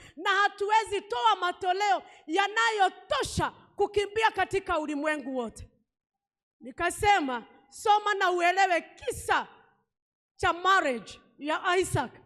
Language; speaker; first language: Swahili; non-native, local second language; Kikuyu